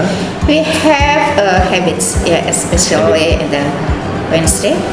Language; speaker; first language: English; non-native, learner; Indonesian